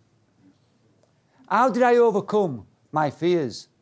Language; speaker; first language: English; native; English